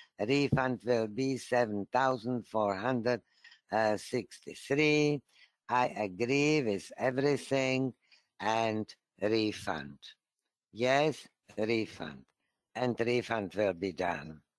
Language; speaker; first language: English; non-native, fluent; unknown